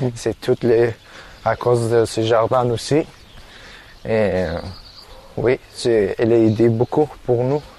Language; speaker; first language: French; non-native, learner; Persian